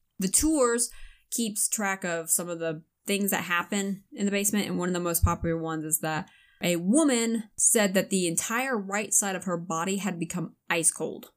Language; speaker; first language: English; native; English